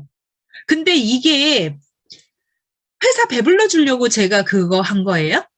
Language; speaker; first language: Korean; native; Korean